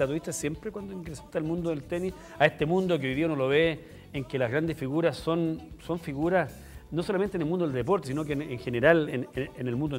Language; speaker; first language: Spanish; native; Spanish